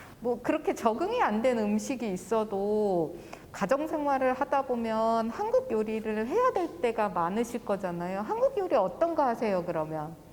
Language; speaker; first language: Korean; native; Korean